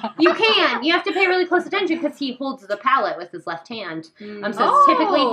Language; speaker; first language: English; native; English